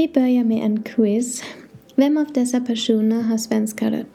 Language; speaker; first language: Swedish; non-native, learner; English